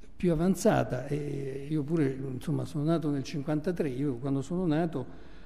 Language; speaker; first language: Italian; native; Italian